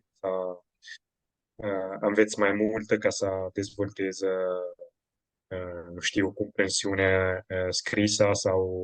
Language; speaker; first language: Romanian; non-native, fluent; Italian